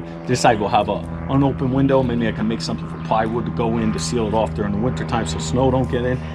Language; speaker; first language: English; native; English